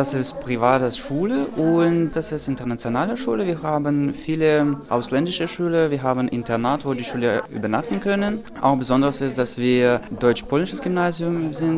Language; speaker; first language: German; non-native, fluent; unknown